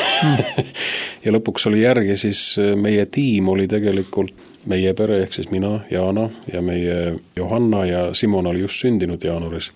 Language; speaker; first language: Estonian; native; Estonian